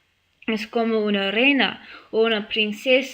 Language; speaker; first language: Spanish; non-native, learner; English